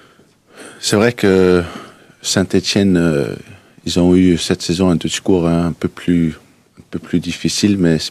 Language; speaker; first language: French; non-native, fluent; Danish